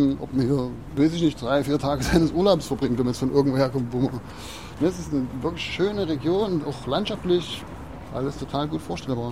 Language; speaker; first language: German; native; German